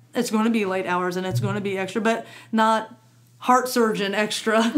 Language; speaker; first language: English; native; English